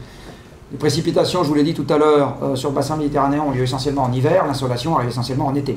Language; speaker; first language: French; native; French